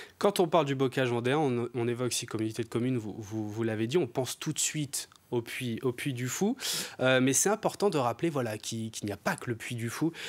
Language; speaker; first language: French; native; French